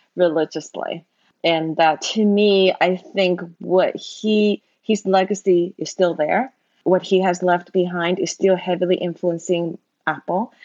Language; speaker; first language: English; non-native, fluent; Chinese